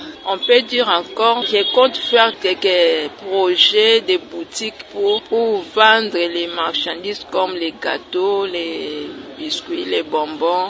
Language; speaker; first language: French; non-native, learner; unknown